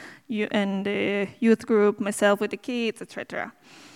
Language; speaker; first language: English; non-native, fluent; Spanish